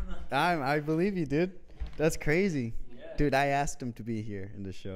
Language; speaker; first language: English; early bilingual, other home language; Spanish